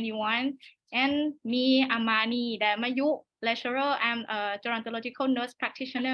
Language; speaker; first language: English; non-native, learner; Thai